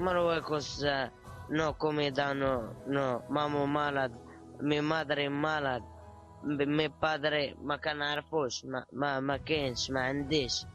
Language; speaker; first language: Spanish; non-native, learner; Arabic